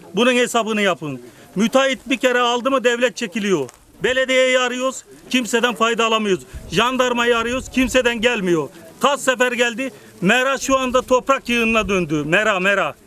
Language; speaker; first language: Turkish; native; Turkish